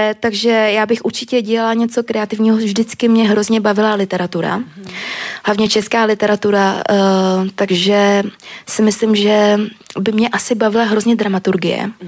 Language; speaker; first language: Czech; early bilingual, other home language; Vietnamese